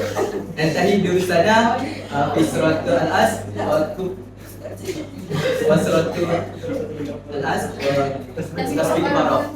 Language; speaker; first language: Arabic; non-native, learner; Malay